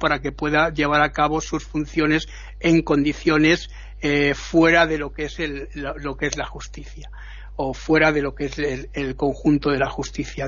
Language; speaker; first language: Spanish; native; Spanish